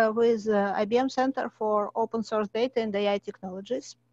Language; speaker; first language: English; non-native, fluent; Russian